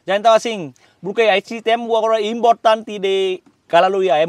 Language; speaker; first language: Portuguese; non-native, learner; Vietnamese